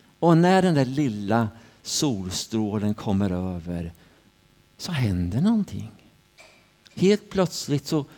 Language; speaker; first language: Swedish; native; Swedish